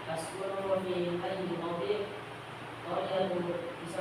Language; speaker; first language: Arabic; non-native, learner; Indonesian